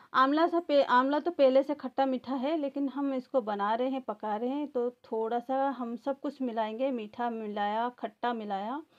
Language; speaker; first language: Hindi; native; Hindi